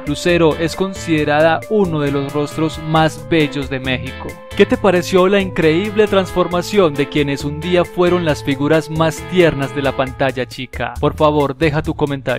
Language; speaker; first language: Spanish; native; Spanish